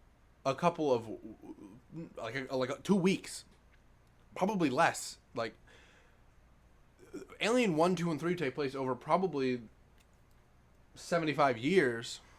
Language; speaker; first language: English; native; English